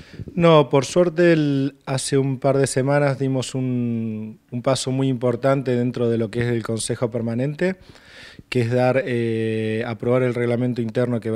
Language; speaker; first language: Spanish; native; Spanish